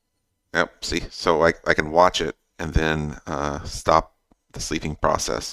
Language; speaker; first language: English; native; English